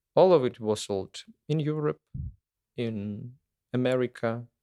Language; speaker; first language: English; non-native, fluent; Ukrainian